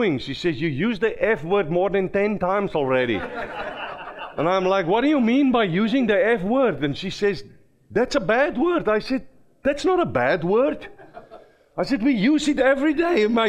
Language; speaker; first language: English; non-native, local second language; Afrikaans